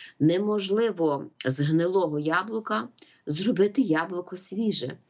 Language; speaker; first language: Ukrainian; native; Ukrainian